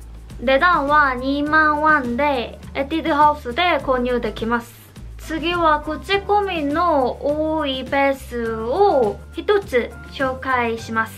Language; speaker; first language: Japanese; non-native, fluent; Korean